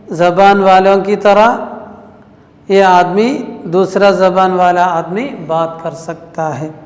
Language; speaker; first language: Urdu; non-native, local second language; Malayalam